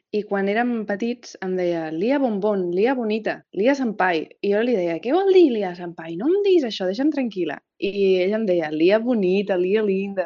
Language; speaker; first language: Catalan; native; Catalan